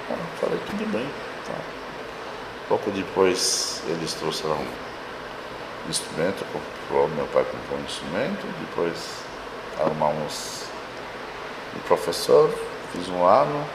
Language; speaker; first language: Portuguese; non-native, fluent; Romanian